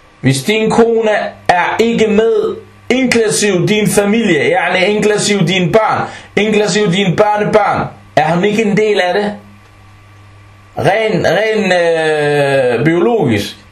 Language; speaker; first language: Danish; non-native, local second language; Arabic